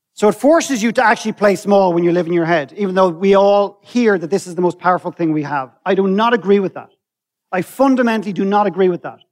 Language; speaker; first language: English; native; English